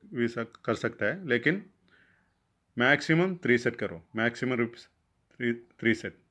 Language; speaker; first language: Hindi; non-native, local second language; Malayalam